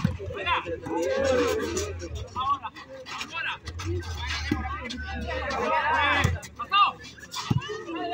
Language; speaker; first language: Spanish; native; Spanish